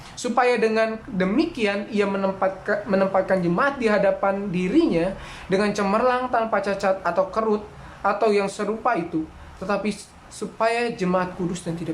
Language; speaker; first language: Indonesian; native; Indonesian